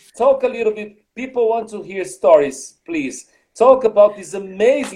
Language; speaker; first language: English; non-native, fluent; Portuguese